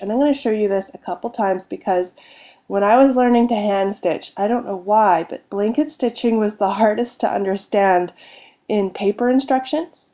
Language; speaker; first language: English; native; English